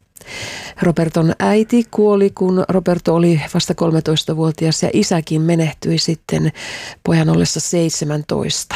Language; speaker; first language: Finnish; native; Finnish